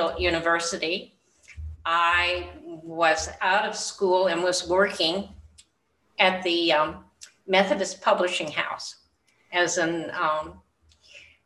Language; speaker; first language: English; native; English